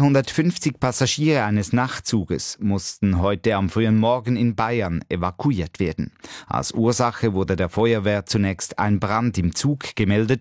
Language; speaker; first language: German; native; German